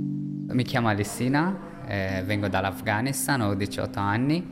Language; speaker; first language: Italian; non-native, learner; Persian